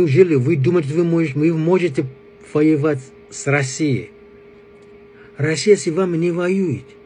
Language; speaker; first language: Russian; non-native, fluent; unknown